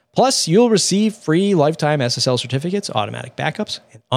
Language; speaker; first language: English; native; English